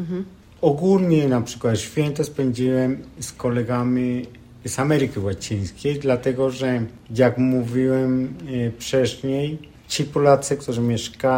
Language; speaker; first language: Polish; non-native, fluent; Spanish